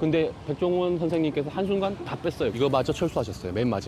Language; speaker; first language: Korean; native; Korean